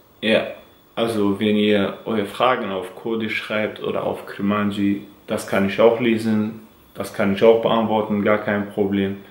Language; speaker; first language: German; non-native, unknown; Central Kurdish